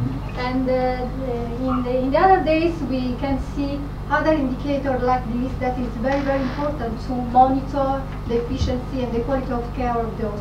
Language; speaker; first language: English; non-native, fluent; Italian